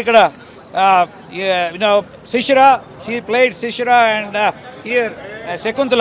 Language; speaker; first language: Telugu; native; Telugu